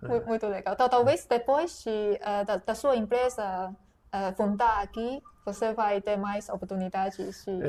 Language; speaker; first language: Portuguese; non-native, fluent; Chinese